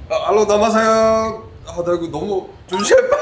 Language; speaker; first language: Indonesian; non-native, learner; Korean